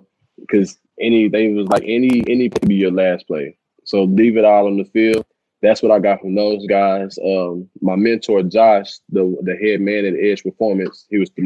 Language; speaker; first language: English; native; English